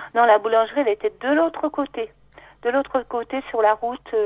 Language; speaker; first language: French; native; French